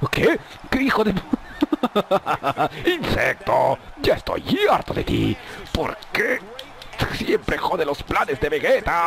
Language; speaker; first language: Spanish; native; Spanish